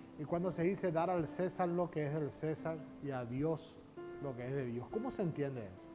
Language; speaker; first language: Spanish; native; Spanish